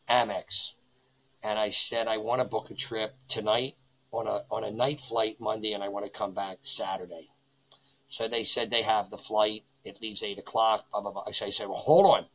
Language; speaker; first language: English; native; English